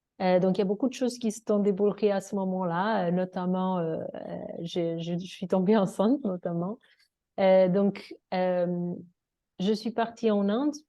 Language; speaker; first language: French; non-native, fluent; Portuguese